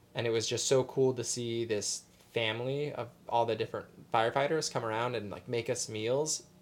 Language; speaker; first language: English; native; English